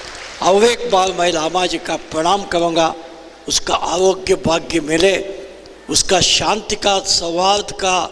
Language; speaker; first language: Hindi; non-native, local second language; Kannada